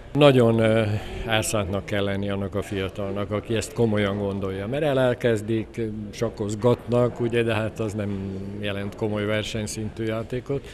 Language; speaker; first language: Hungarian; native; Hungarian